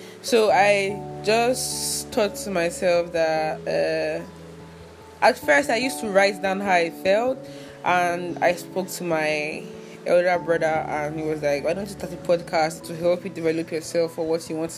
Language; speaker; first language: English; non-native, local second language; Igbo